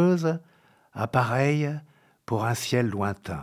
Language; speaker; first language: French; native; French